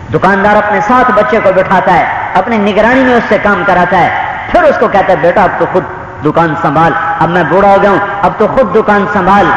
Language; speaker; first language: Urdu; native; Urdu